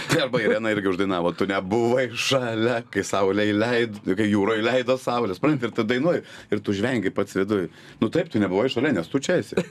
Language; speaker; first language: Lithuanian; native; Lithuanian